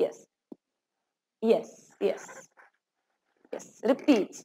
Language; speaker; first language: English; non-native, fluent; Arabic